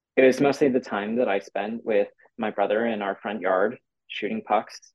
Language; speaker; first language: English; native; English